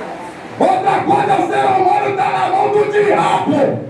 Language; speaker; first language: Portuguese; native; Portuguese